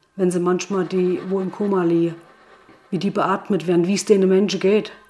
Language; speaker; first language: German; native; German